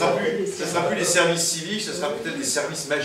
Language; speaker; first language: French; native; French